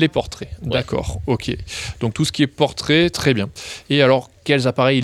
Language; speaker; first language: French; native; French